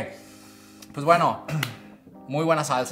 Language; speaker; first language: Spanish; native; Spanish